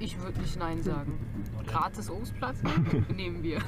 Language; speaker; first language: German; native; German